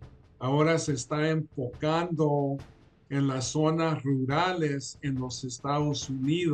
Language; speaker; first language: Spanish; early bilingual, other home language; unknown